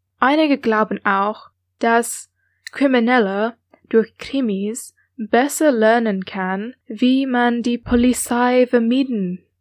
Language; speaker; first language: German; non-native, learner; English